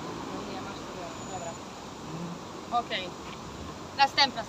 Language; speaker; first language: Polish; non-native, learner; Croatian